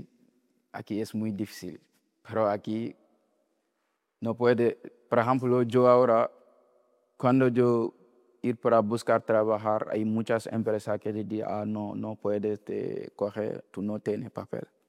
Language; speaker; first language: Spanish; non-native, learner; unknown